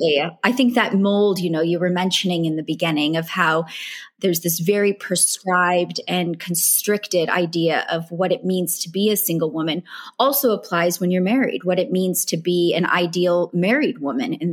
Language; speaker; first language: English; native; English